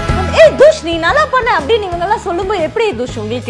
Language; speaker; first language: Tamil; native; Tamil